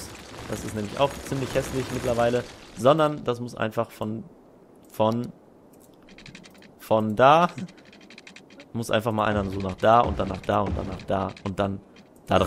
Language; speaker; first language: German; native; German